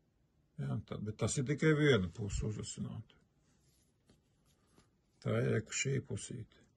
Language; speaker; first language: Latvian; native; Latvian